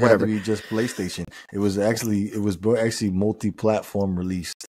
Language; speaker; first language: English; native; English